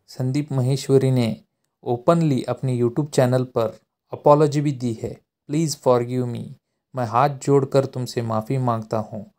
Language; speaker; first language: Hindi; native; Hindi